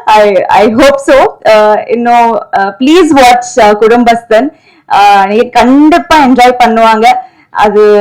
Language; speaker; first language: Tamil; non-native, learner; Telugu